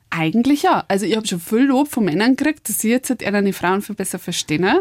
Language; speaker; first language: German; native; German